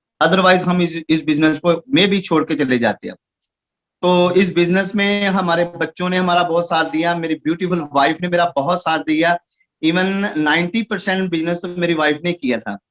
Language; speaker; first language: Hindi; non-native, local second language; Punjabi